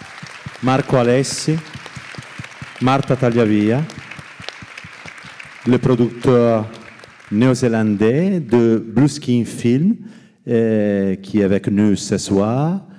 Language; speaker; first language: French; non-native, learner; Italian